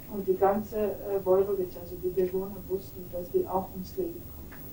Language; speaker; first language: German; non-native, fluent; Serbian